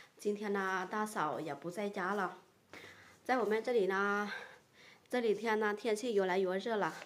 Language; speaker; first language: Chinese; non-native, fluent; Lao